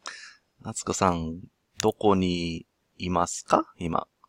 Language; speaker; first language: Japanese; non-native, learner; English